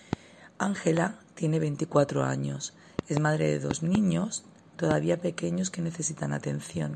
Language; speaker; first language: Spanish; native; Spanish